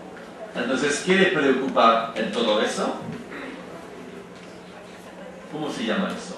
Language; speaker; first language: Spanish; non-native, fluent; French